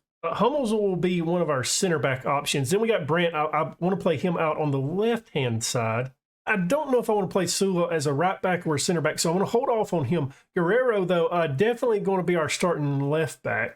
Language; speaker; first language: English; native; English